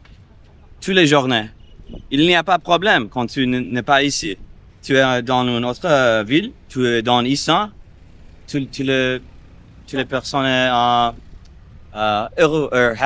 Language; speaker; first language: French; non-native, learner; English